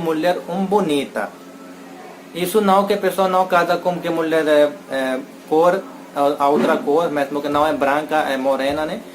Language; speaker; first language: Portuguese; non-native, learner; Hindi